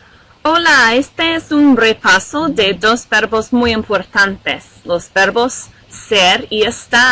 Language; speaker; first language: Spanish; non-native, fluent; English